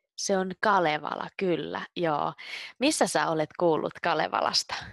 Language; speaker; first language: Finnish; native; Finnish